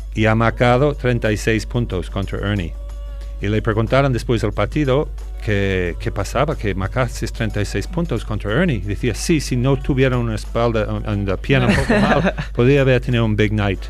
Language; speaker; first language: Spanish; non-native, fluent; English